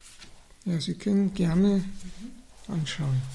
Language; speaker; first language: German; early bilingual, other home language; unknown